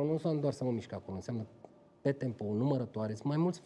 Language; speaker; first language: Romanian; native; Romanian